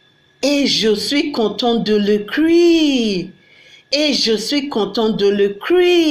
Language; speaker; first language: French; non-native, learner; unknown